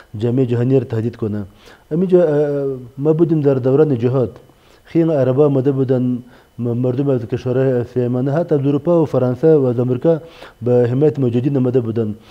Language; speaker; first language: Persian; non-native, local second language; Pashto